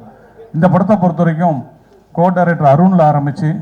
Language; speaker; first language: Tamil; native; Tamil